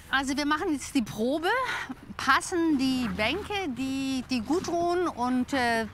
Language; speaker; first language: German; native; German